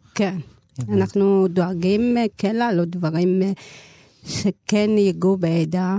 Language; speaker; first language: Hebrew; early bilingual, other home language; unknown